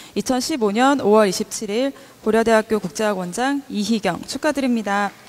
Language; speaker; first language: Korean; native; Korean